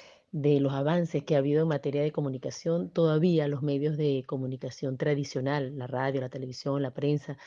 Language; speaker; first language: Spanish; native; Spanish